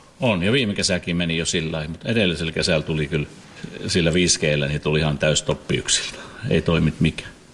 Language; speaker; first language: Finnish; native; Finnish